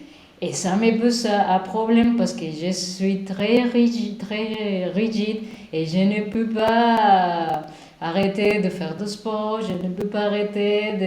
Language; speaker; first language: French; non-native, learner; Spanish